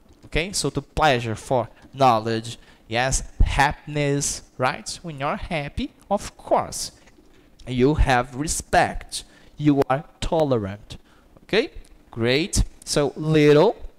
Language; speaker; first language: English; non-native, fluent; Portuguese